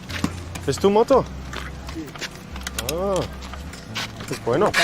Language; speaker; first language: Spanish; non-native, learner; English